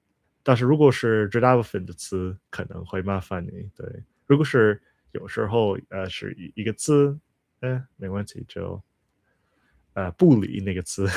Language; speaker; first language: Chinese; non-native, learner; English